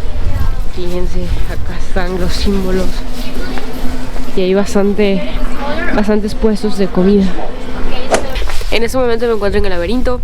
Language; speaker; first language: Spanish; native; Spanish